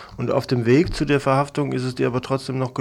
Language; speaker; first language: German; native; German